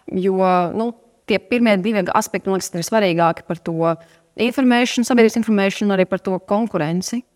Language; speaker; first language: Latvian; non-native, local second language; Russian